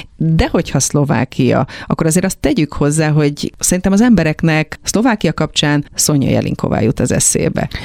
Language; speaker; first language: Hungarian; native; Hungarian